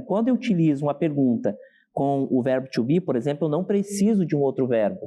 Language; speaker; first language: Portuguese; native; Portuguese